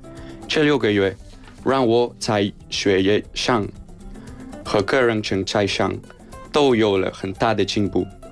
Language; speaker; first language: Chinese; non-native, learner; Spanish